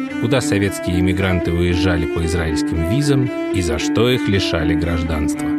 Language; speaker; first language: Russian; native; Russian